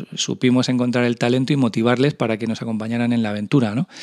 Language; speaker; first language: Spanish; native; Spanish